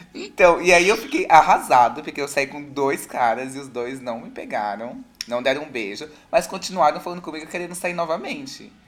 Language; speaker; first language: Portuguese; native; Portuguese